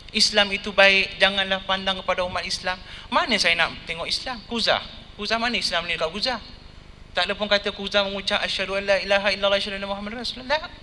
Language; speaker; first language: Malay; non-native, local second language; Tamil